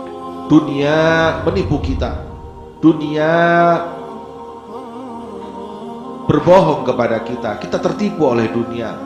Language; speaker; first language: Indonesian; native; Indonesian